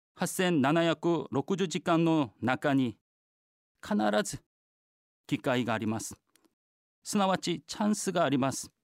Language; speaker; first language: Japanese; non-native, fluent; Korean